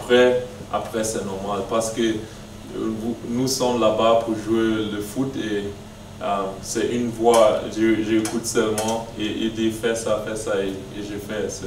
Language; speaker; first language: French; non-native, learner; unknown